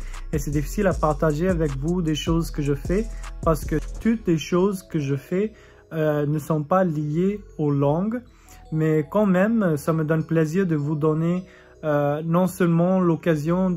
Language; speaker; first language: French; non-native, fluent; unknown